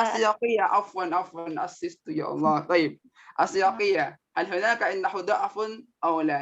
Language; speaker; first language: Arabic; non-native, learner; Indonesian